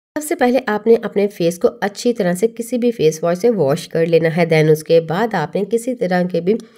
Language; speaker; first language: Hindi; native; Hindi